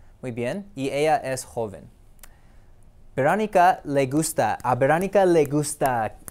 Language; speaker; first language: Spanish; non-native, fluent; English